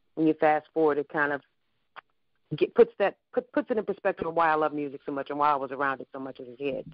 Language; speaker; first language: English; native; English